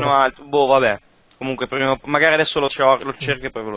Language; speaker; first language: Italian; native; Italian